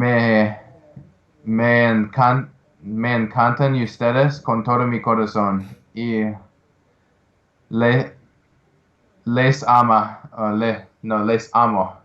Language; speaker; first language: Spanish; non-native, learner; English